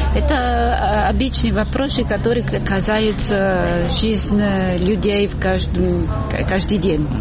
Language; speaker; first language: Russian; non-native, fluent; Italian